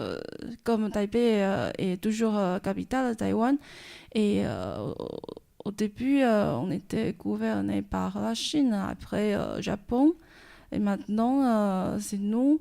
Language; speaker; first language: French; non-native, fluent; Chinese